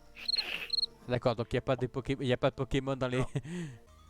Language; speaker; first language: French; native; French